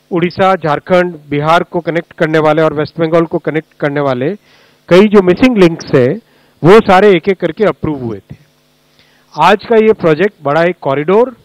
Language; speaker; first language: Hindi; native; Hindi